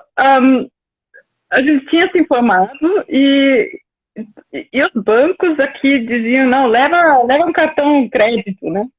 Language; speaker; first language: Portuguese; non-native, fluent; German